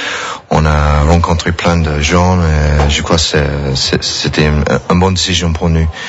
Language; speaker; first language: French; non-native, fluent; English